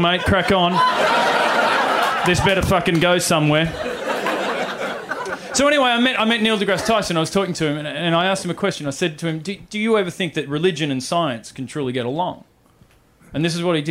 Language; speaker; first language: English; native; English